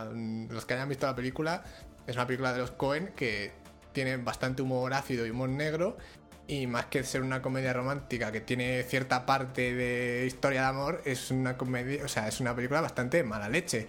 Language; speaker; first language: Spanish; native; Spanish